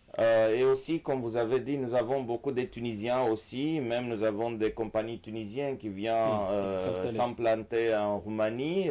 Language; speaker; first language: French; non-native, fluent; Romanian